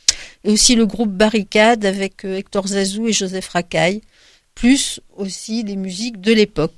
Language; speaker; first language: French; native; French